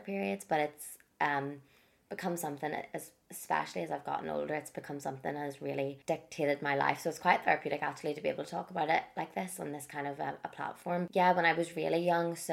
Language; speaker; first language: English; native; English